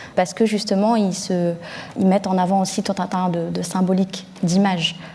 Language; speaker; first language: French; early bilingual, other home language; Arabic